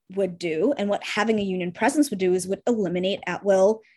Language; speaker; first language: English; early bilingual, heritage; Russian